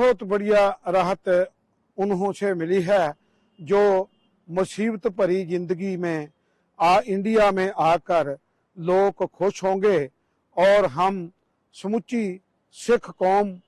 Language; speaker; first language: Hindi; non-native, local second language; Punjabi